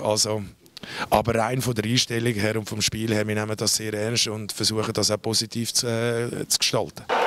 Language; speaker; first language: German; native; German